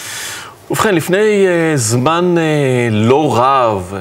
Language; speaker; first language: Hebrew; native; Hebrew